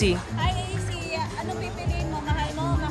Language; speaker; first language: Filipino; native; Filipino